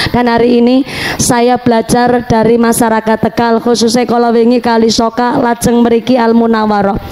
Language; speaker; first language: Indonesian; non-native, local second language; Javanese